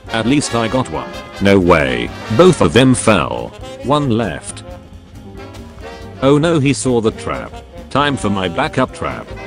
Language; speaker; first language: English; native; English